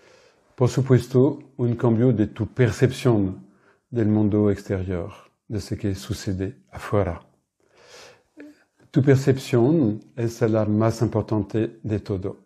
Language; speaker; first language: Spanish; non-native, fluent; French